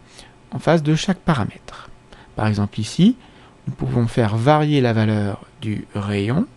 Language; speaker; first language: French; native; French